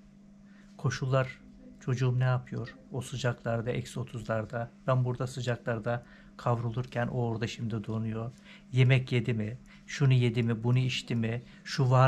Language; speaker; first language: Turkish; native; Turkish